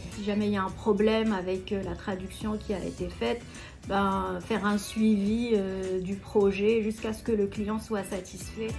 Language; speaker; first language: French; non-native, local second language; Arabic